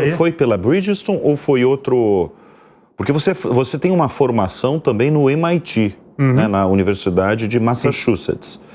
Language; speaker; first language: Portuguese; native; Portuguese